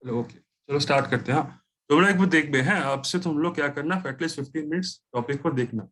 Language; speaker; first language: Hindi; non-native, local second language; Bangla